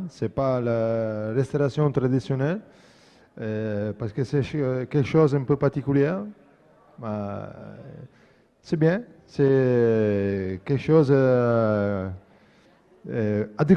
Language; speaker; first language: French; non-native, fluent; Italian